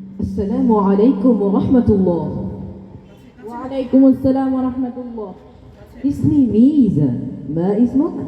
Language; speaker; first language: Arabic; non-native, learner; Bangla